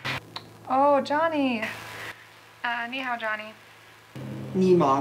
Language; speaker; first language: Chinese; non-native, learner; English